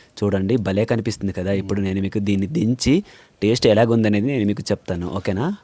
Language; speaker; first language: Telugu; non-native, local second language; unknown